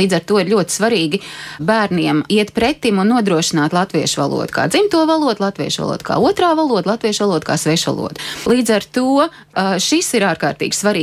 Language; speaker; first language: Latvian; native; Latvian